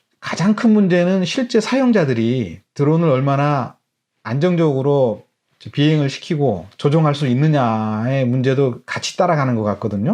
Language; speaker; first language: Korean; native; Korean